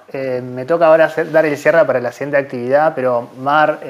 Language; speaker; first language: Spanish; native; Spanish